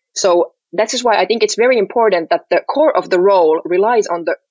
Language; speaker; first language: English; non-native, fluent; Finnish